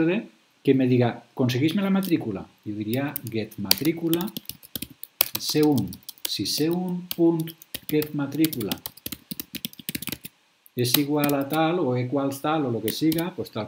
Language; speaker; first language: Catalan; native; Catalan